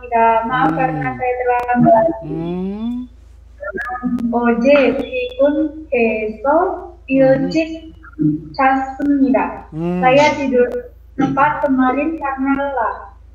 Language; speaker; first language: Korean; non-native, learner; Indonesian